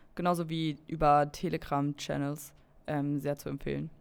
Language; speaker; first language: German; native; German